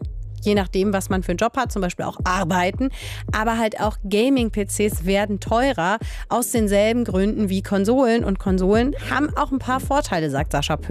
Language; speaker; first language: German; native; German